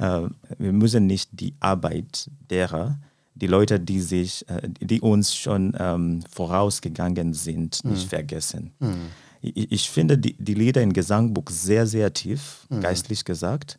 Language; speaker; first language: German; non-native, fluent; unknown